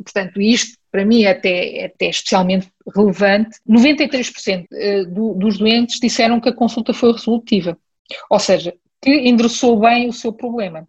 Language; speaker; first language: Portuguese; early bilingual, heritage; Portuguese